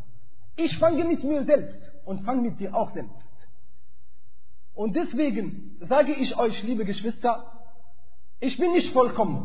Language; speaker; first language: German; non-native, fluent; Arabic